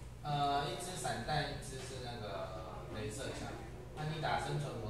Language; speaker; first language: Chinese; native; Chinese